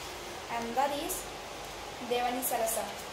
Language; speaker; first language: English; non-native, learner; Spanish